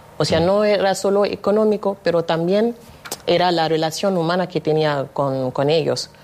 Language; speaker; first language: Spanish; non-native, fluent; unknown